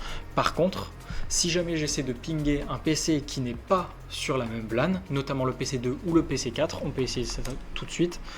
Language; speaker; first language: French; native; French